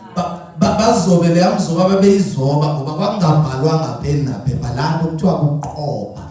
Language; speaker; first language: Zulu; non-native, local second language; Xhosa